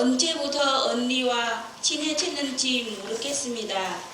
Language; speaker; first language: Korean; non-native, learner; Vietnamese